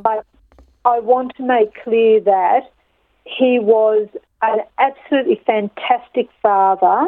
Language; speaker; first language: English; native; English